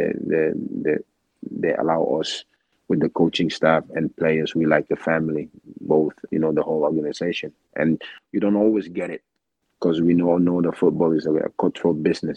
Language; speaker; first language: English; non-native, local second language; Wolof